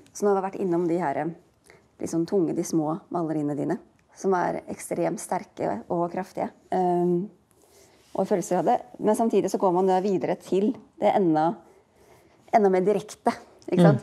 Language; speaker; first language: Norwegian; native; Norwegian